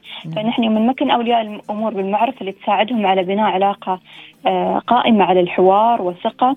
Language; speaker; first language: Arabic; native; Arabic